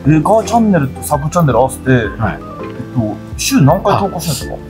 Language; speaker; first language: Japanese; native; Japanese